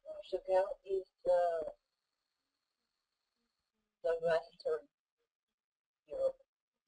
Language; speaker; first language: English; non-native, learner; Russian